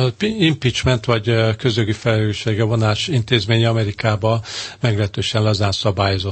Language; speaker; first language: Hungarian; native; Hungarian